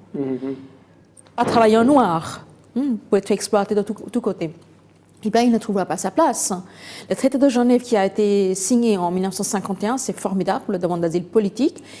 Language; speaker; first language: French; non-native, fluent; Bangla